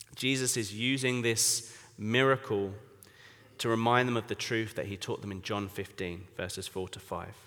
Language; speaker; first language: English; native; English